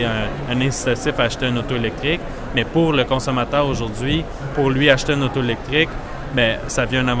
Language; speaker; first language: French; native; French